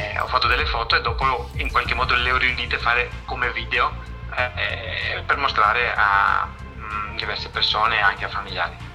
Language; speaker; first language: Italian; non-native, fluent; Greek